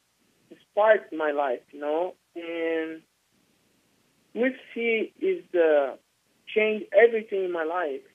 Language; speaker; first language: English; non-native, learner; Portuguese